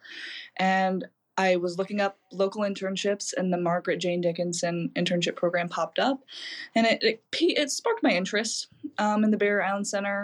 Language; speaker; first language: English; native; English